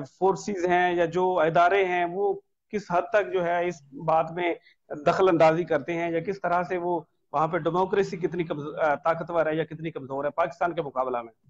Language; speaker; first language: Urdu; non-native, local second language; Punjabi